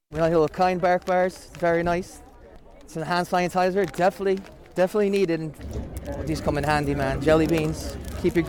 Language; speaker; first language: English; native; English